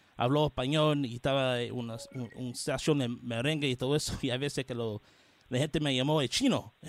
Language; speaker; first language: Spanish; early bilingual, heritage; Spanish